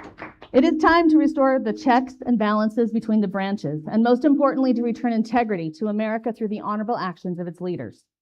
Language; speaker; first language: English; native; English